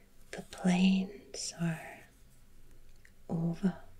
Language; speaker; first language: English; non-native, fluent; German